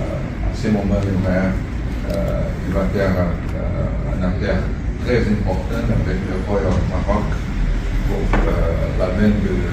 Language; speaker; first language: French; non-native, learner; Portuguese